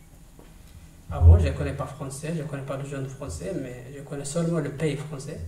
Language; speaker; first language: French; non-native, learner; Tigrinya